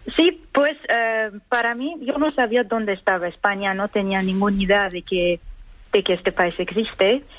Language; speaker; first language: Spanish; non-native, fluent; Persian